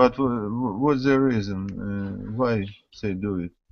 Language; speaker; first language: English; non-native, learner; Russian